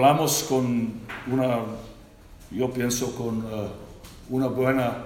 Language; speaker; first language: Spanish; non-native, learner; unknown